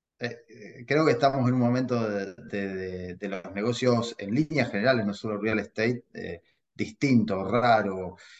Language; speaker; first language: Spanish; native; Spanish